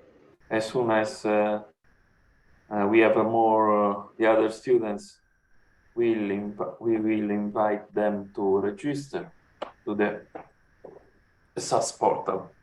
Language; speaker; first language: English; non-native, fluent; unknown